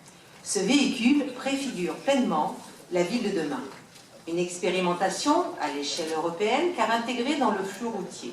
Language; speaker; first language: French; native; French